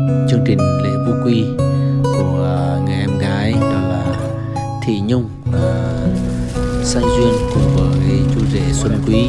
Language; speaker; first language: Vietnamese; non-native, local second language; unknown